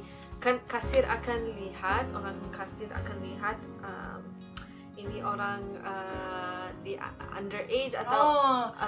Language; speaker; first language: Indonesian; non-native, fluent; English